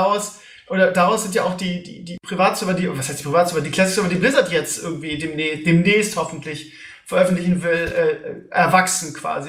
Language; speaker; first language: German; native; German